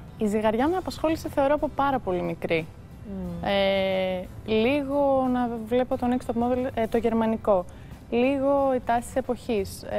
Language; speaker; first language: Greek; early bilingual, heritage; Greek